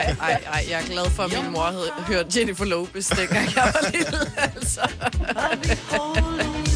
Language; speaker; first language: Danish; native; Danish